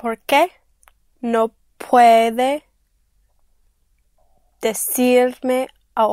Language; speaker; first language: Spanish; non-native, learner; English